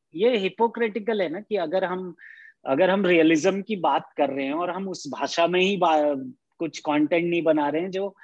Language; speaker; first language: Hindi; native; Hindi